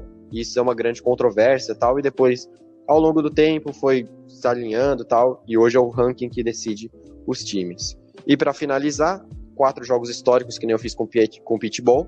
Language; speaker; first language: Portuguese; native; Portuguese